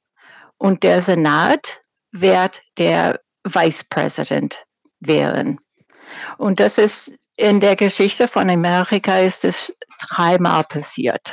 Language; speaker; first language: German; non-native, fluent; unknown